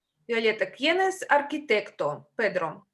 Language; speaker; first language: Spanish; non-native, fluent; Russian